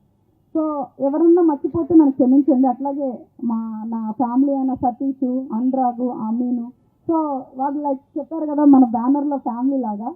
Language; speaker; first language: Telugu; native; Telugu